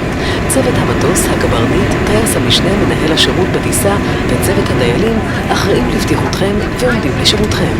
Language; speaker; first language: Hebrew; native; Hebrew